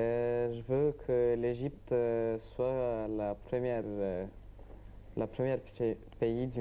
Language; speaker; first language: French; non-native, learner; Arabic